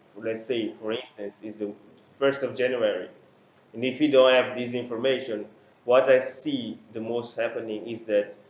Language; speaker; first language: English; non-native, fluent; Portuguese